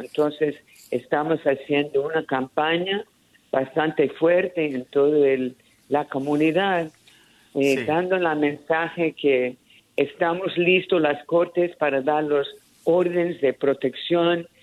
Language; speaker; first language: Spanish; early bilingual, heritage; Spanish